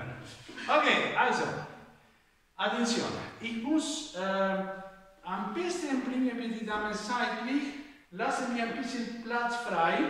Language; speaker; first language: German; non-native, fluent; Spanish